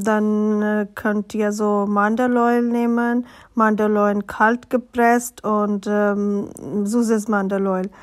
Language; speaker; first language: German; non-native, learner; Urdu